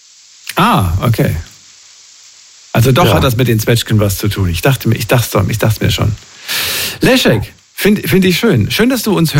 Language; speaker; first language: German; native; German